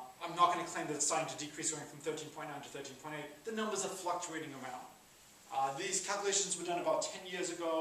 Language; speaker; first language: English; native; English